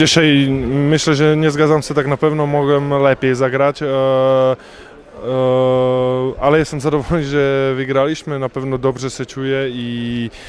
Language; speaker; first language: Polish; non-native, learner; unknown